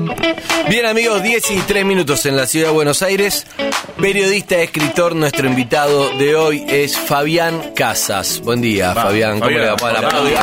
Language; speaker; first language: Spanish; native; Spanish